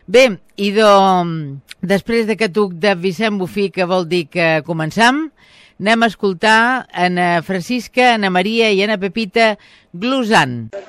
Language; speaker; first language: Catalan; native; Catalan